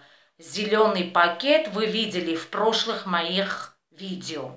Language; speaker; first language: Russian; non-native, fluent; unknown